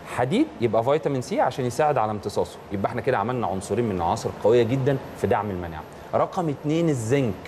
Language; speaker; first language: Egyptian Arabic; native; Egyptian Arabic